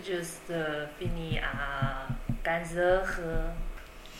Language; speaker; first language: French; non-native, learner; Chinese